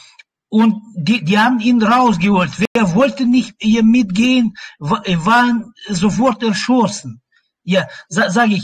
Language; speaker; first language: German; non-native, learner; Russian